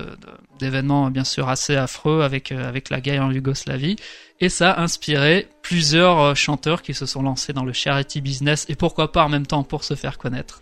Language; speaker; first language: French; native; French